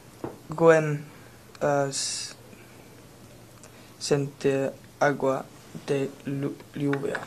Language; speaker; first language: Spanish; non-native, learner; English